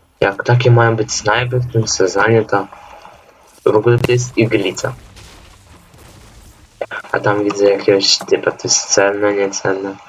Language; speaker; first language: Polish; native; Polish